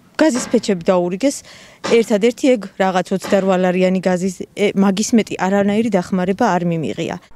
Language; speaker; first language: Georgian; native; Georgian